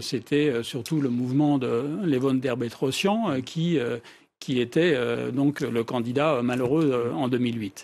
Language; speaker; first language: French; native; French